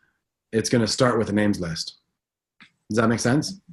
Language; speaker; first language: English; native; English